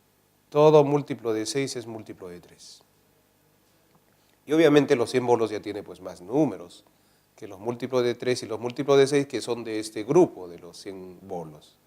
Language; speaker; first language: Spanish; native; Spanish